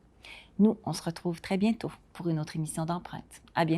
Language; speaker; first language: French; native; French